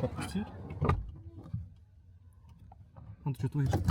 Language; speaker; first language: Russian; native; Russian